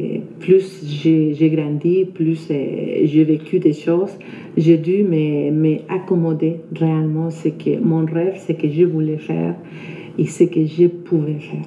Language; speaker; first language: French; non-native, fluent; Spanish